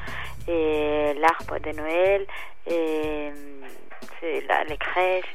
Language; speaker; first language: French; non-native, learner; Spanish